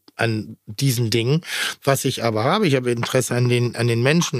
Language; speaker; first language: German; native; German